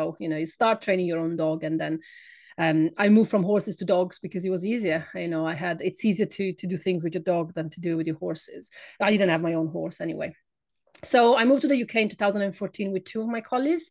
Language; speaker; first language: English; non-native, fluent; Italian